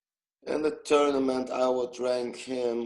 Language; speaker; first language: English; non-native, fluent; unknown